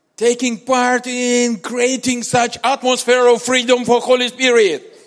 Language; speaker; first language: English; non-native, learner; Russian